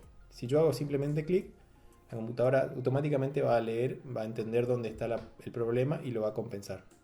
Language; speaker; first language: Spanish; native; Spanish